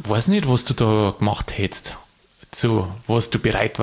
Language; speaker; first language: German; native; German